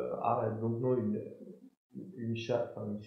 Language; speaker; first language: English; non-native, learner; French